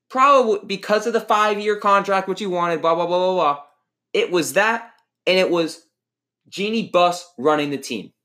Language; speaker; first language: English; native; English